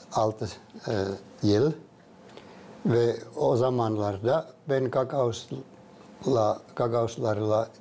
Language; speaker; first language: Turkish; non-native, fluent; Finnish